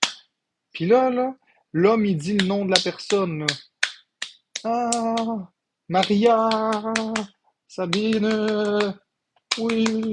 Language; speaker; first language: French; native; French